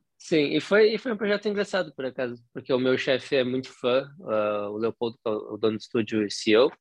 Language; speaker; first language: Portuguese; native; Portuguese